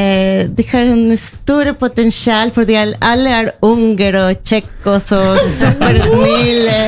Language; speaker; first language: Norwegian; non-native, learner; Spanish